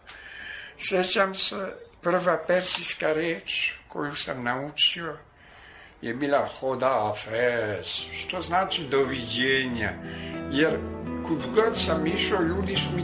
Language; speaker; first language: Serbian; non-native, fluent; French